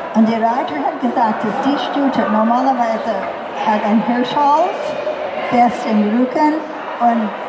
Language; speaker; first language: German; non-native, fluent; English